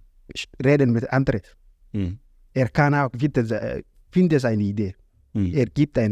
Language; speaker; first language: German; non-native, learner; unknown